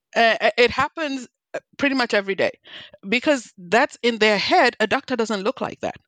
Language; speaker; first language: English; non-native, local second language; Igbo